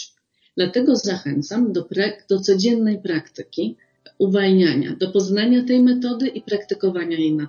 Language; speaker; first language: Polish; native; Polish